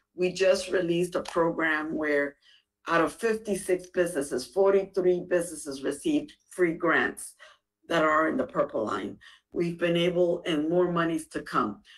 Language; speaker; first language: English; native; English